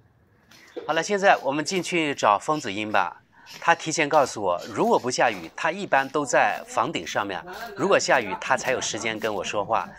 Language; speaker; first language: Chinese; native; Chinese